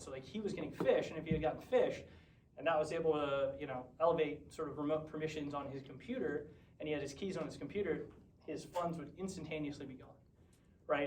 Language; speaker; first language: English; native; English